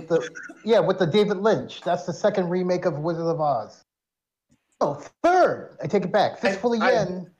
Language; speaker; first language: English; native; English